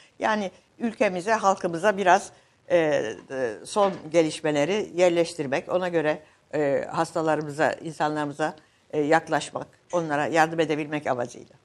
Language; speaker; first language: Turkish; native; Turkish